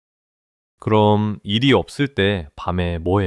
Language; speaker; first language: Korean; non-native, fluent; English